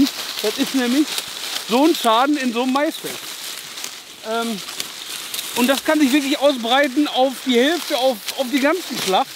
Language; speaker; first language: German; native; German